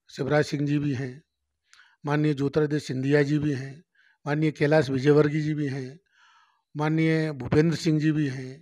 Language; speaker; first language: Hindi; native; Hindi